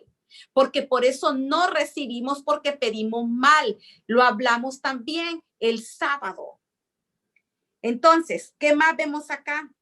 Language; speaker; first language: Spanish; native; Spanish